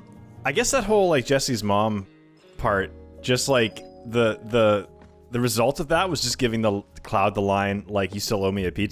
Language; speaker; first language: English; native; English